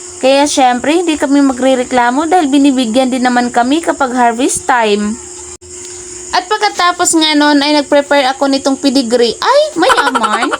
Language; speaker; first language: Filipino; non-native, local second language; Cebuano